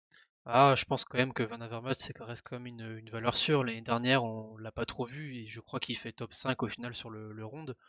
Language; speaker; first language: French; native; French